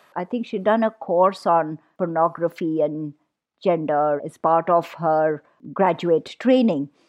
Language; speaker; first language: English; non-native, local second language; Punjabi